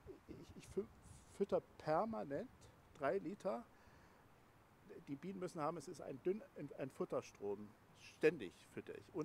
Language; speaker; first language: German; native; German